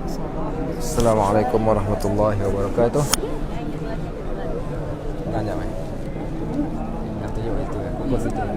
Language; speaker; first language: Malay; native; Malay